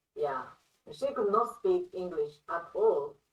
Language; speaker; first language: English; non-native, fluent; Japanese